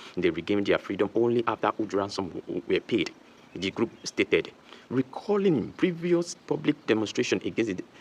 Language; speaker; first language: English; non-native, local second language; Yoruba